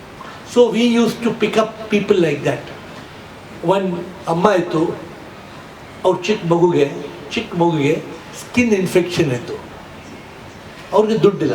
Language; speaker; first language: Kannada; non-native, local second language; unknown